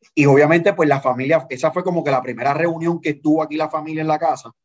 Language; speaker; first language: Spanish; native; Spanish